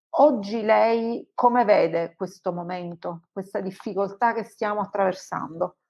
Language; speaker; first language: Italian; native; Italian